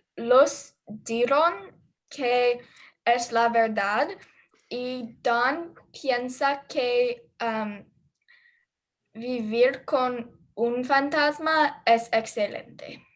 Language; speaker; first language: Spanish; non-native, learner; English